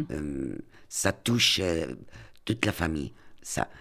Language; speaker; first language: French; non-native, learner; Arabic